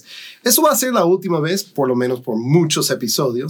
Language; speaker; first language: Spanish; non-native, fluent; English